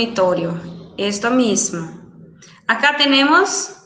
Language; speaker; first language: Spanish; non-native, fluent; Portuguese